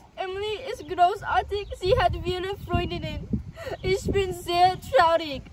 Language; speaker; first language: German; non-native, learner; English